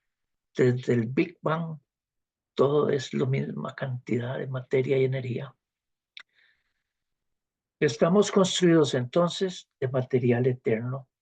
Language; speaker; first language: Spanish; native; Spanish